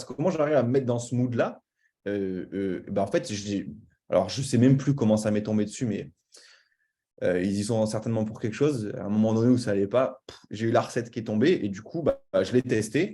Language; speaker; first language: French; native; French